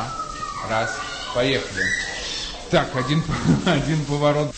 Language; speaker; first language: Russian; native; Russian